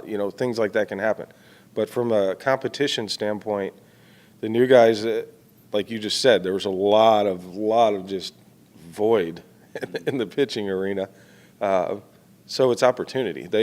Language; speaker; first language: English; native; English